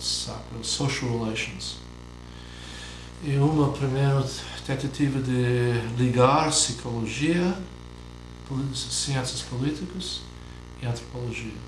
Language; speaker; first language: Portuguese; non-native, fluent; English